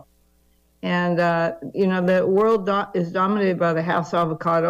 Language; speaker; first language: English; native; English